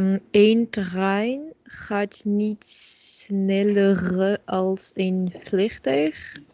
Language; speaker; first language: Dutch; non-native, learner; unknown